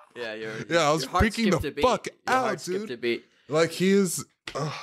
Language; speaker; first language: English; native; English